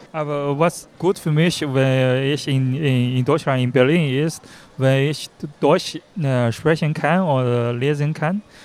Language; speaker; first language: German; non-native, learner; Chinese